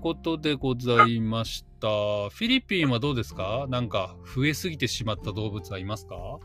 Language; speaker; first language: Japanese; native; Japanese